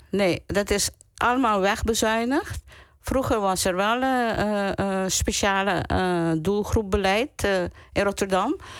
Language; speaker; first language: Dutch; non-native, local second language; Papiamento